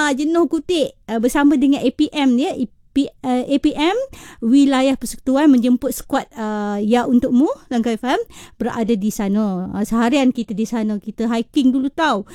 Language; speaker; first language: Malay; native; Malay